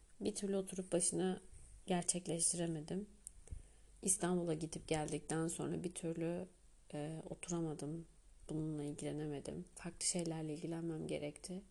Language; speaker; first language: Turkish; native; Turkish